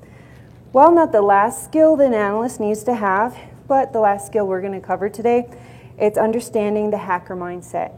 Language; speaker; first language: English; native; English